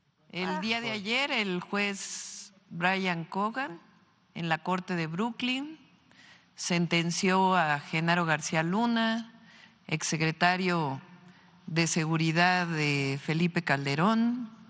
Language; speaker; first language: Spanish; native; Spanish